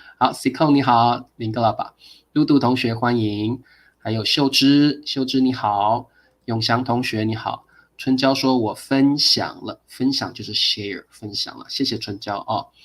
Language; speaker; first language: Chinese; native; Chinese